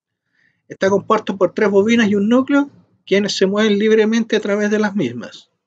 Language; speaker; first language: Spanish; native; Spanish